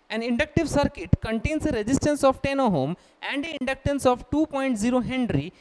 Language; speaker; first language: English; non-native, local second language; Bangla